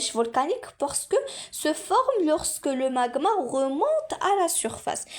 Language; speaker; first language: French; non-native, local second language; Arabic